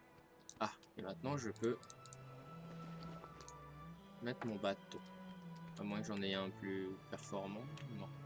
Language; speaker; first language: French; native; French